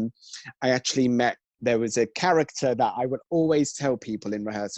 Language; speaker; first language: English; native; English